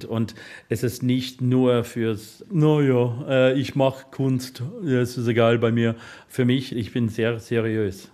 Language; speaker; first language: German; non-native, learner; English